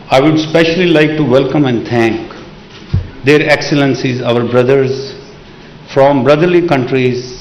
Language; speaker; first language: English; non-native, local second language; Urdu